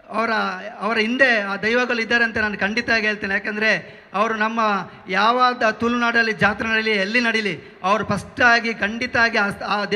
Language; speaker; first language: Kannada; non-native, local second language; Tulu